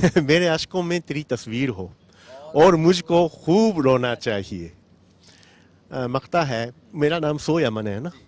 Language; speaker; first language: Urdu; non-native, fluent; Japanese